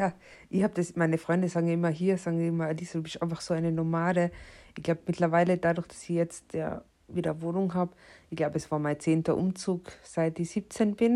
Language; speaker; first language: German; native; German